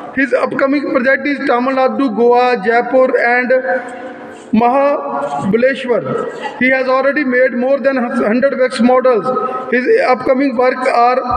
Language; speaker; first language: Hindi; non-native, local second language; Punjabi